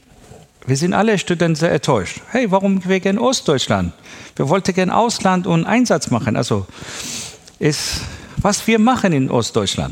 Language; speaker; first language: German; non-native, learner; Persian